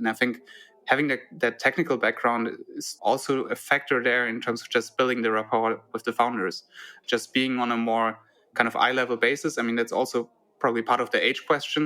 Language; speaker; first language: English; non-native, fluent; German